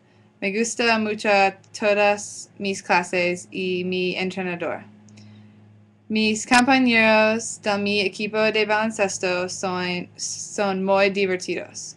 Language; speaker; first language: Spanish; non-native, learner; English